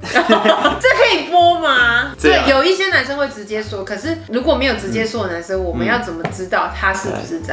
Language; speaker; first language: Chinese; native; Chinese